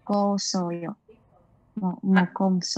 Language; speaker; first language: Korean; non-native, learner; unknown